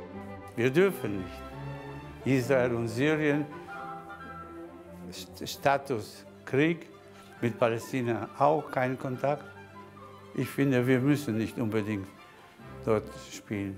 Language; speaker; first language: German; non-native, fluent; Spanish